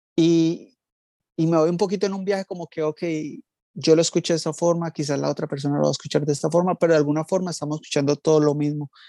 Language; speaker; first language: Spanish; native; Spanish